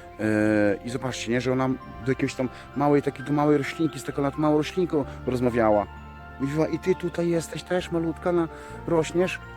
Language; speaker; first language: Polish; native; Polish